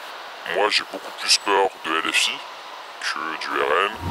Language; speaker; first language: French; native; French